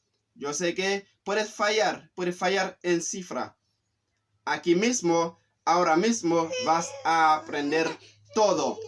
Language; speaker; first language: Spanish; non-native, fluent; Haitian Creole